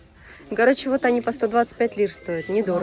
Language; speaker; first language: Russian; native; Russian